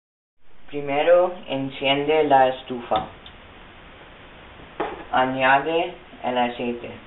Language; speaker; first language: Spanish; non-native, learner; English